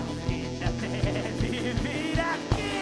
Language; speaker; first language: Spanish; native; Spanish